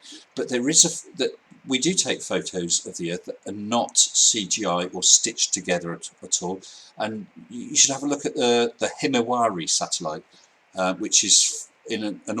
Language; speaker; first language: English; native; English